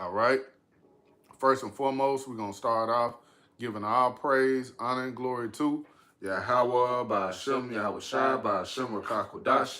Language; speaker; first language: English; native; English